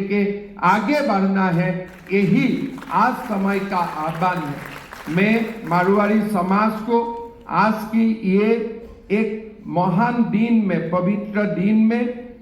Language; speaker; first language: Hindi; non-native, local second language; Assamese